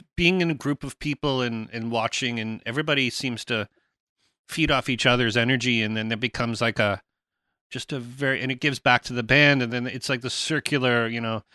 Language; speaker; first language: English; native; English